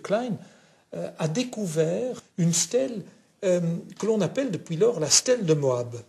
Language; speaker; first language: French; non-native, local second language; Dutch